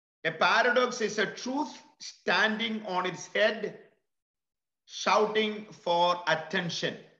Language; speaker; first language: English; non-native, local second language; Malayalam